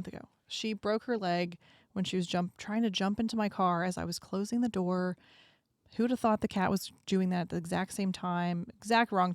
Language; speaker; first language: English; native; English